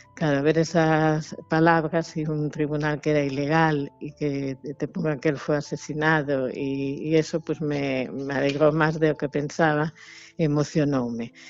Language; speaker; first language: Spanish; non-native, local second language; Galician